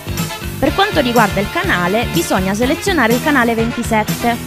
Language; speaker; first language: Italian; native; Italian